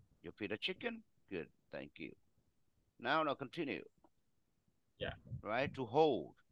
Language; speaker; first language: English; non-native, fluent; Vietnamese